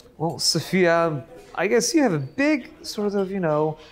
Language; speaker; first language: English; non-native, fluent; Polish